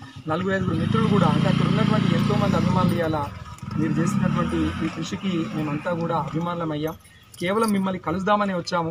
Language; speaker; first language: Telugu; native; Telugu